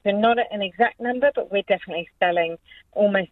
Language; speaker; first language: English; native; English